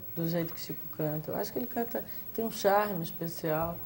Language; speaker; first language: Portuguese; native; Portuguese